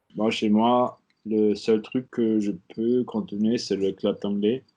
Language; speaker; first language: French; non-native, learner; German